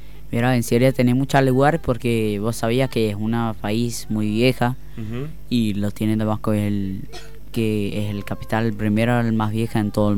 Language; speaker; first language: Spanish; non-native, learner; Arabic